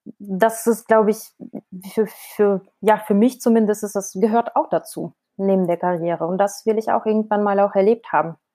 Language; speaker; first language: German; non-native, fluent; Russian